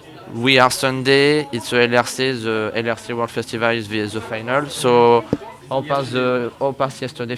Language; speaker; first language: English; non-native, learner; French